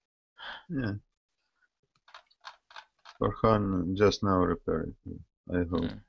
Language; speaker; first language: English; non-native, learner; Russian